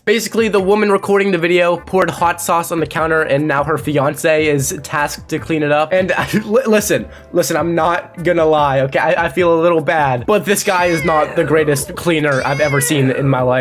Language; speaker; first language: English; native; English